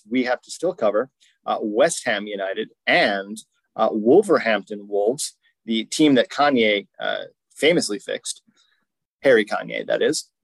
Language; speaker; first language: English; native; English